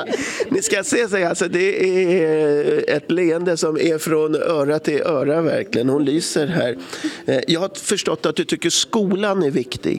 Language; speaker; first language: Swedish; native; Swedish